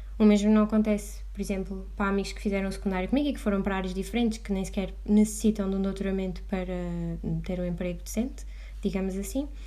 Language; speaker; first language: Portuguese; native; Portuguese